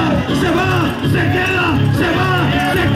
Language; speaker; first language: Spanish; native; Spanish